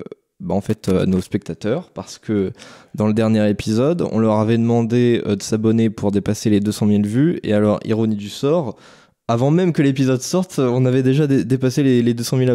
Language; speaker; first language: French; native; French